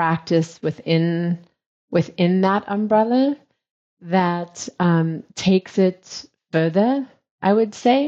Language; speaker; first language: English; native; English